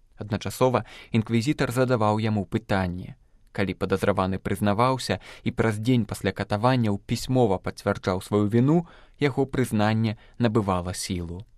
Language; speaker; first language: Belarusian; native; Belarusian